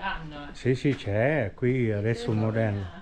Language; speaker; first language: Italian; non-native, learner; Vietnamese